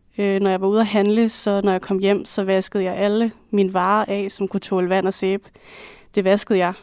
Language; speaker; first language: Danish; native; Danish